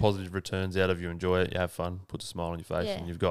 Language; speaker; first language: English; native; English